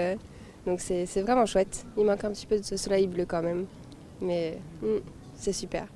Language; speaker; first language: French; native; French